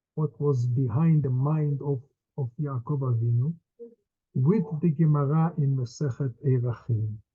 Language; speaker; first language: English; non-native, fluent; Hebrew